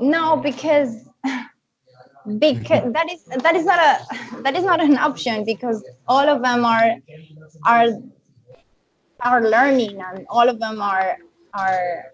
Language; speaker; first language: English; non-native, fluent; Spanish